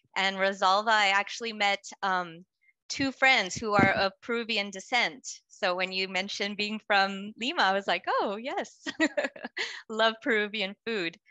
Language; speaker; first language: English; native; English